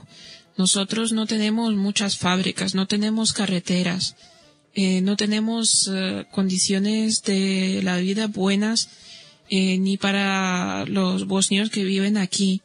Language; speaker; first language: Spanish; non-native, fluent; Bosnian